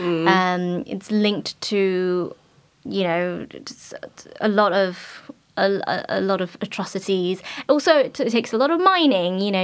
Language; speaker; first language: English; native; English